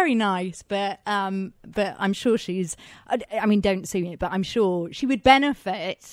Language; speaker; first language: English; native; English